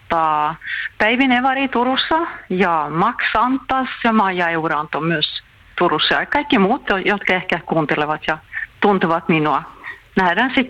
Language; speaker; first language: Finnish; non-native, local second language; Swedish